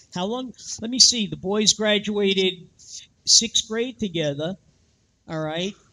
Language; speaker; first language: English; native; English